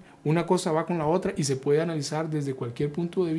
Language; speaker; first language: Spanish; native; Spanish